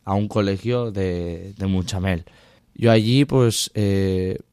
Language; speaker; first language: Spanish; native; Spanish